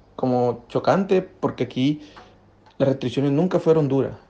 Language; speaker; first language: Spanish; native; Spanish